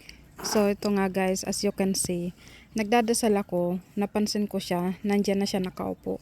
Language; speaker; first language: Filipino; native; Filipino